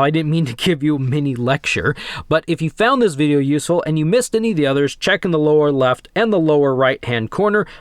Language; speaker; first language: English; native; English